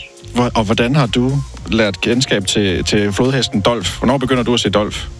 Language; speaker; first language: Danish; native; Danish